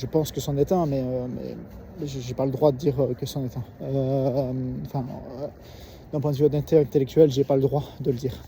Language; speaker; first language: French; native; French